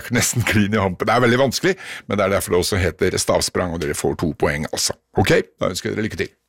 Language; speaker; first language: Norwegian; native; Norwegian